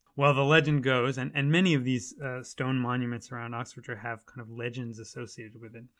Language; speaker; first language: English; native; English